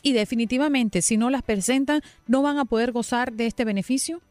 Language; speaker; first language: Spanish; native; Spanish